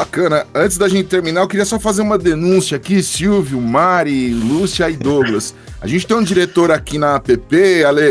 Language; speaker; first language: Portuguese; native; Portuguese